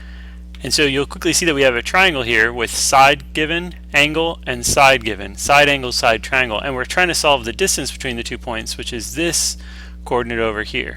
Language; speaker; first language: English; native; English